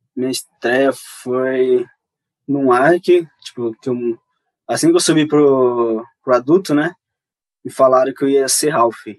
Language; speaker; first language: Portuguese; native; Portuguese